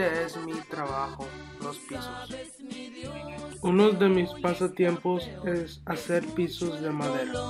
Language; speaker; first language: Spanish; non-native, learner; English